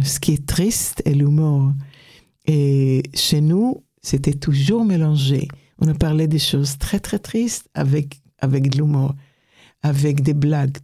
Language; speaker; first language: French; non-native, fluent; Hebrew